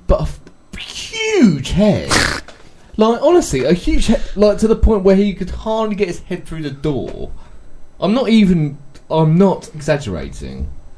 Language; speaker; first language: English; native; English